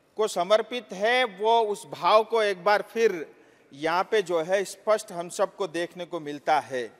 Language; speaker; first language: Hindi; non-native, local second language; Nepali